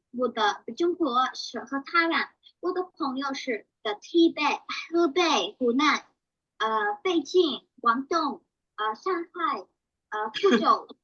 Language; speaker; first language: Chinese; non-native, learner; Indonesian